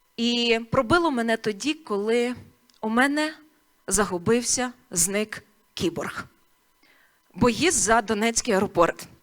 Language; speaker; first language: Ukrainian; native; Ukrainian